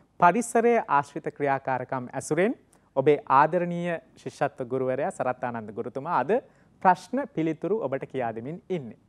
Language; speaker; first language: Sinhala; native; Sinhala